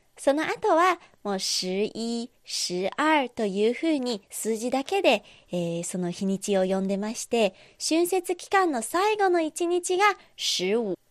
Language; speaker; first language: Japanese; non-native, fluent; Chinese